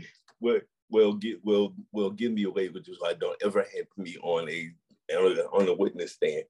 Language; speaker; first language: English; native; English